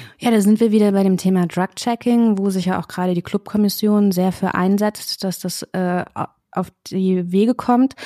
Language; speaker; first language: German; native; German